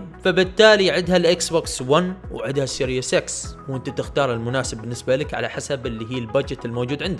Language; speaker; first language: Arabic; native; Arabic